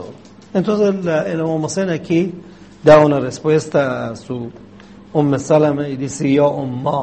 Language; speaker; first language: Spanish; non-native, fluent; Persian